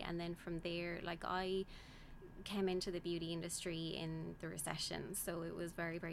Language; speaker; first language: English; native; English